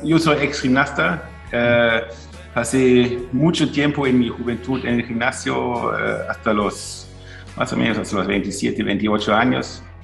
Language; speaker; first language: Spanish; non-native, fluent; German